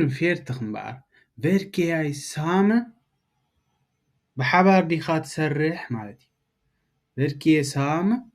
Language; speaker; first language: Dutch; non-native, fluent; Tigrinya